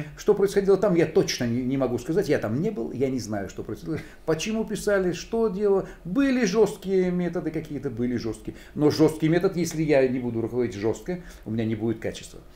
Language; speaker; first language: Russian; native; Russian